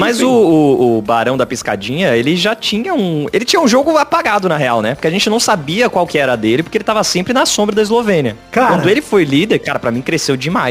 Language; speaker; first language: Portuguese; native; Portuguese